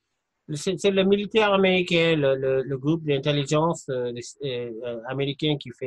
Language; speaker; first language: French; non-native, fluent; English